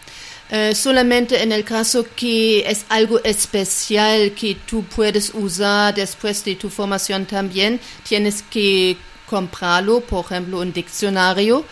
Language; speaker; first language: Spanish; non-native, fluent; German